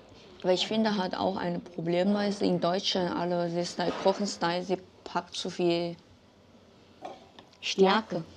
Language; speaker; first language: German; non-native, learner; Chinese